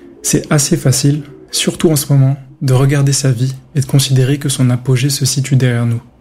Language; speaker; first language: French; native; French